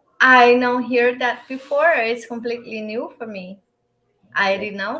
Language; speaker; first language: English; non-native, learner; Portuguese